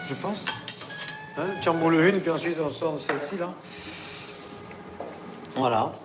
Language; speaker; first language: French; native; French